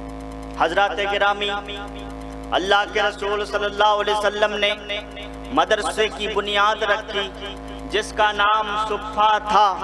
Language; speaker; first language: Urdu; native; Urdu